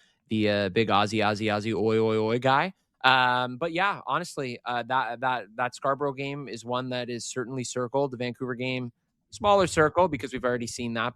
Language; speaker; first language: English; native; English